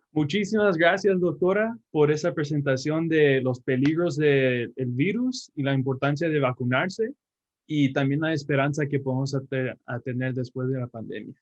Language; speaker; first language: Spanish; early bilingual, heritage; Spanish